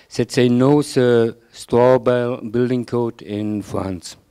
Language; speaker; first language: English; non-native, fluent; German